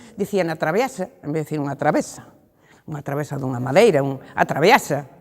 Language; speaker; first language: Galician; native; Galician